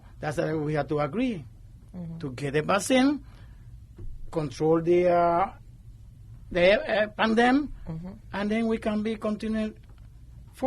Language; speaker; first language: English; non-native, learner; Spanish